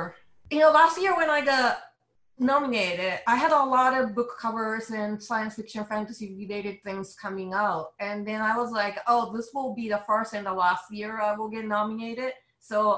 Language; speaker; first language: English; non-native, fluent; Japanese